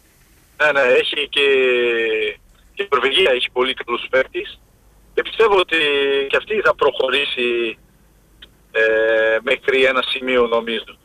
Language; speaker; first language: Greek; non-native, fluent; Portuguese